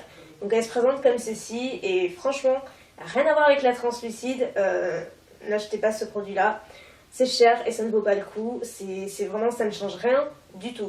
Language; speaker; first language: French; native; French